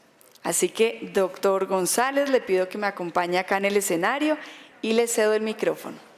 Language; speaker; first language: Spanish; native; Spanish